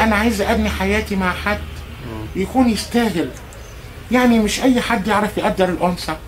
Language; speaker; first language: Arabic; native; Arabic